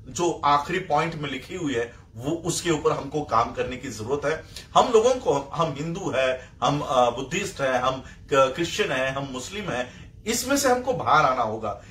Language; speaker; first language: Hindi; non-native, local second language; Marathi